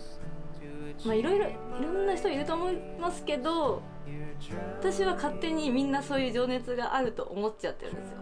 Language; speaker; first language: Japanese; native; Japanese